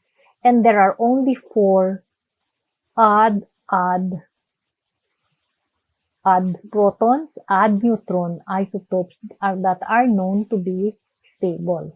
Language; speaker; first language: English; non-native, local second language; Filipino